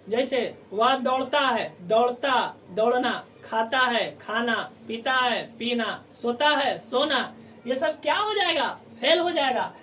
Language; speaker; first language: Hindi; native; Hindi